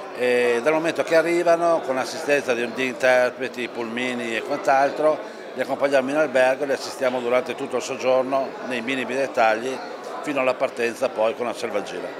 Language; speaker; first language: Italian; native; Italian